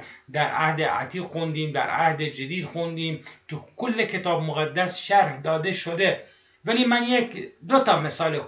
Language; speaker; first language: Persian; non-native, fluent; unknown